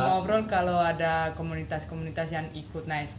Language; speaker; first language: Indonesian; non-native, fluent; Spanish